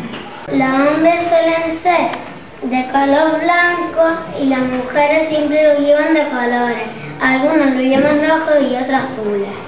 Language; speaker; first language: Spanish; early bilingual, other home language; Arabic